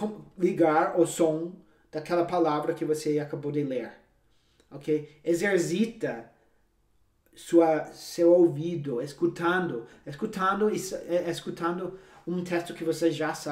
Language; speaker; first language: Portuguese; non-native, fluent; English